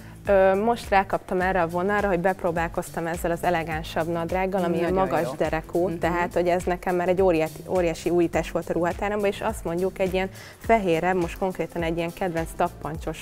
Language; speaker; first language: Hungarian; native; Hungarian